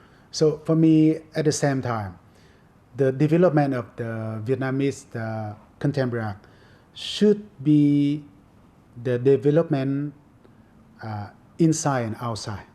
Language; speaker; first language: English; non-native, fluent; Vietnamese